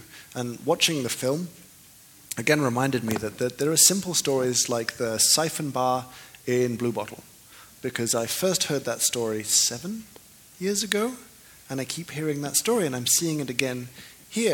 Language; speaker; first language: English; native; English